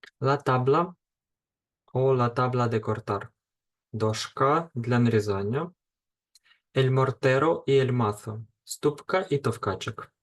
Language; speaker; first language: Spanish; non-native, fluent; Ukrainian